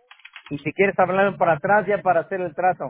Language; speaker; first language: Spanish; native; Spanish